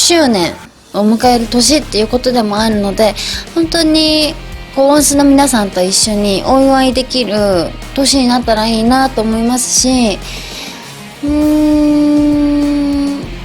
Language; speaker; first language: Japanese; native; Japanese